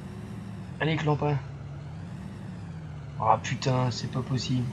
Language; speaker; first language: French; native; French